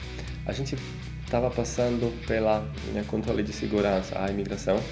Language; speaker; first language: Portuguese; non-native, fluent; Polish